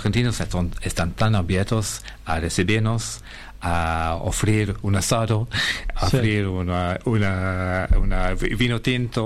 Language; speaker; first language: Spanish; non-native, fluent; English